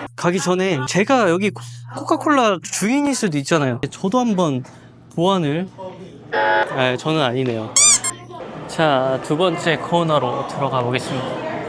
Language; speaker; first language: Korean; native; Korean